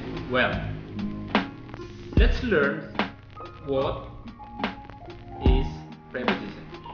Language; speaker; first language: English; non-native, fluent; Indonesian